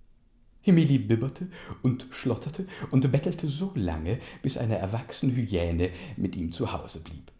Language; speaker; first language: German; native; German